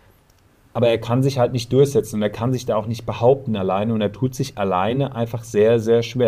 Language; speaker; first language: German; native; German